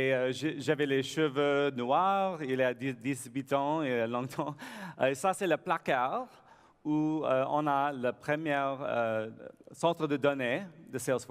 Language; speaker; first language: French; non-native, learner; English